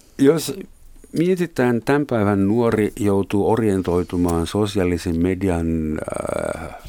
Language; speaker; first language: Finnish; non-native, fluent; German